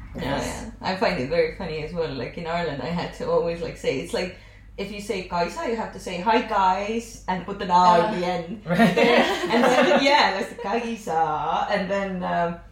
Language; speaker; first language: English; non-native, fluent; Estonian